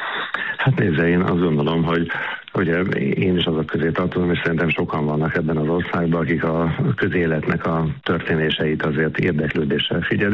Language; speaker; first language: Hungarian; native; Hungarian